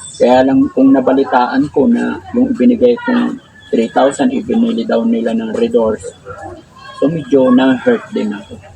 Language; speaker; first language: Filipino; native; Filipino